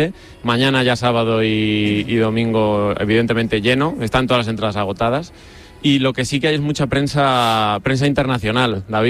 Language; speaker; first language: Spanish; native; Spanish